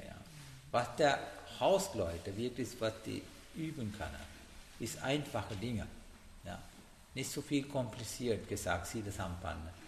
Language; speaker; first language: German; non-native, learner; Sinhala